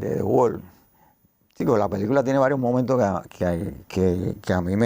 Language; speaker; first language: Spanish; native; Spanish